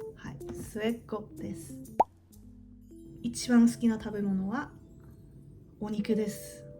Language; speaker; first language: Japanese; non-native, learner; English